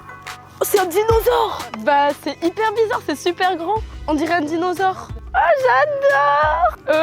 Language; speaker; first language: French; native; French